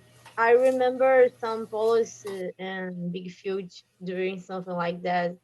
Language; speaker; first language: English; non-native, learner; Portuguese